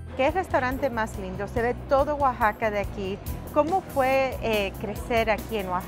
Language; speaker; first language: Spanish; early bilingual, heritage; Spanish